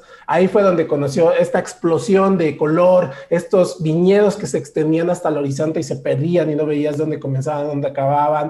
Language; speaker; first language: Spanish; native; Spanish